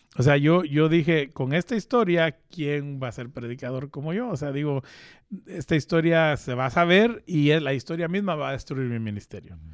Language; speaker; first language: Spanish; early bilingual, heritage; Spanish